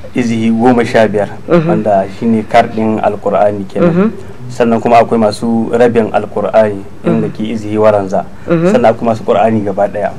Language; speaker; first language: Hausa; non-native, local second language; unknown